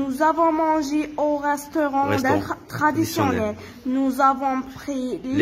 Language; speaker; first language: French; non-native, learner; Arabic